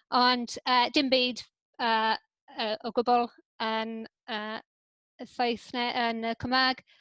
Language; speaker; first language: Welsh; non-native, local second language; English